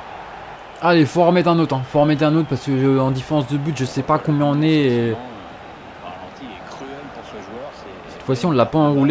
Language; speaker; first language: French; native; French